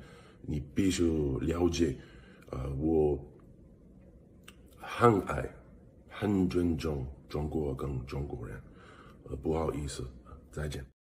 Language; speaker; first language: Chinese; non-native, learner; English